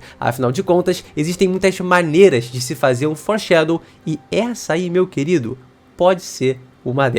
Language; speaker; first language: Portuguese; native; Portuguese